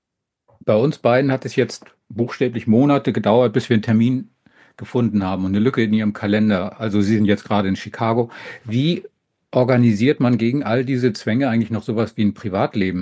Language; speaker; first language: German; native; German